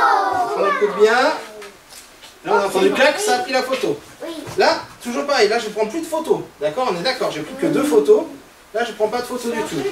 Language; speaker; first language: French; native; French